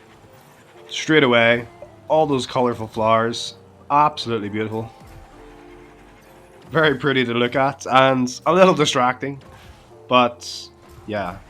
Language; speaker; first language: English; native; English